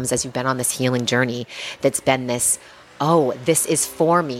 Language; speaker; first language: English; native; English